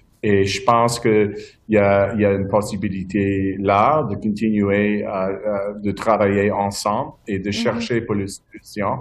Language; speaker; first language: French; non-native, local second language; English